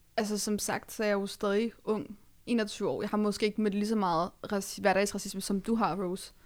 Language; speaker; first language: Danish; early bilingual, other home language; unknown